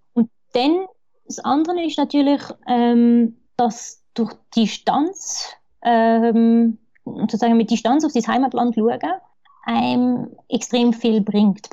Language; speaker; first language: German; early bilingual, other home language; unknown